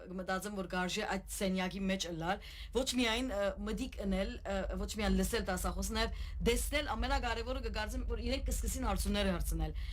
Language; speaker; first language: Armenian; native; Armenian